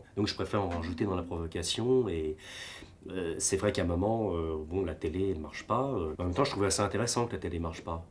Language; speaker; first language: French; native; French